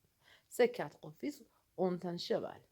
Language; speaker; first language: French; non-native, learner; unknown